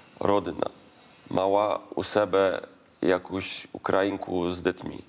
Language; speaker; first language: Ukrainian; non-native, learner; Polish